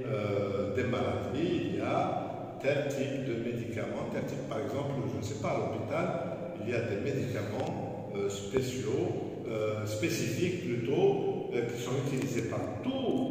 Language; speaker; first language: French; non-native, local second language; Arabic